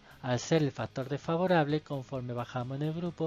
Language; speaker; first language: Spanish; native; Spanish